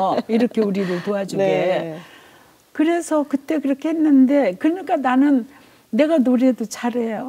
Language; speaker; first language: Korean; native; Korean